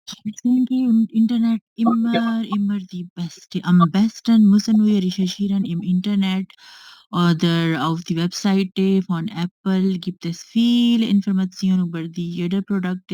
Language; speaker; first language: German; non-native, learner; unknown